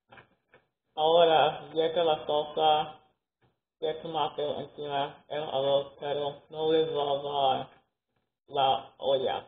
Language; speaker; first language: Spanish; non-native, learner; English